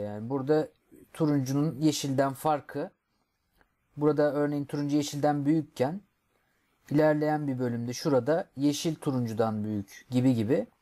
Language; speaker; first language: Turkish; native; Turkish